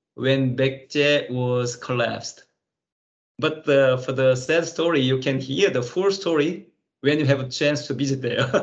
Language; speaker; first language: English; non-native, fluent; Korean